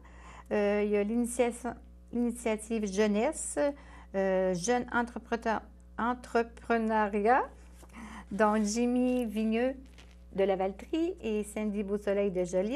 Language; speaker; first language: French; native; French